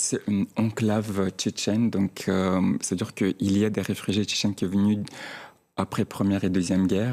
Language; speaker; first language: French; non-native, fluent; Chechen